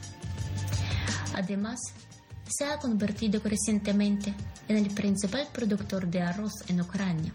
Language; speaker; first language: Spanish; non-native, fluent; Ukrainian